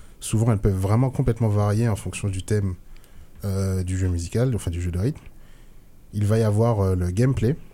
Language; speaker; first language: French; native; French